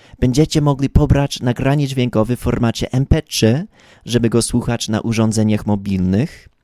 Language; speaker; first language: Polish; non-native, fluent; English